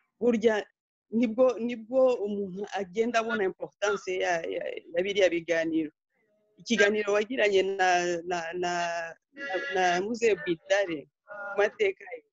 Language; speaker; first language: Kinyarwanda; early bilingual, heritage; Kinyarwanda